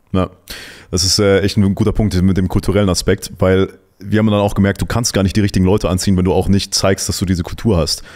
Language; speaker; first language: German; native; German